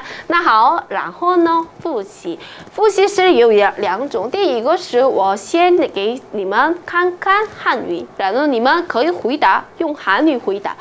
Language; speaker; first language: Chinese; non-native, fluent; Korean